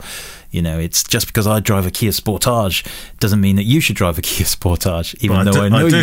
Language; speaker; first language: English; native; English